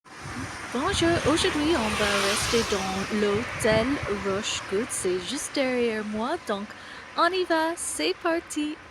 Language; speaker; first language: French; non-native, fluent; English